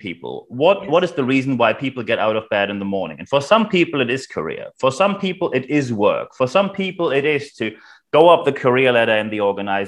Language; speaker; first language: English; non-native, fluent; German